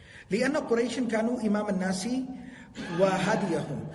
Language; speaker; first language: Arabic; non-native, fluent; English